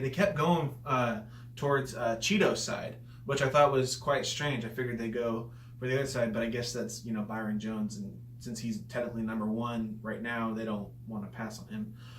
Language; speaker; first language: English; native; English